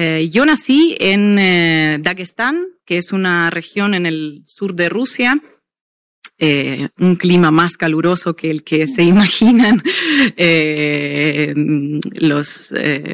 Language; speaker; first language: Spanish; non-native, fluent; Russian